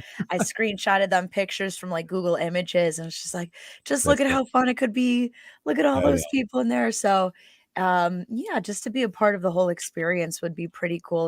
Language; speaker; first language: English; native; English